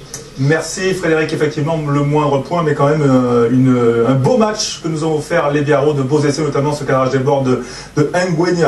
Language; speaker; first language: French; native; French